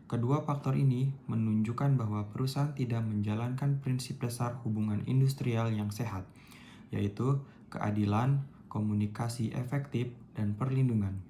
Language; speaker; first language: Indonesian; native; Indonesian